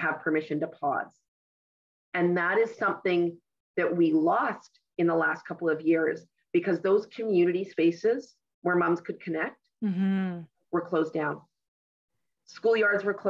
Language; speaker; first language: English; native; English